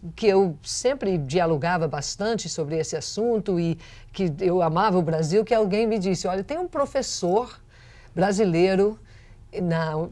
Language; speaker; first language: Portuguese; non-native, fluent; English